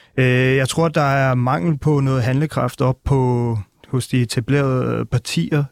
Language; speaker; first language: Danish; early bilingual, other home language; Punjabi